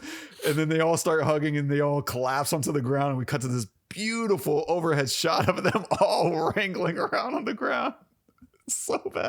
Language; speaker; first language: English; native; English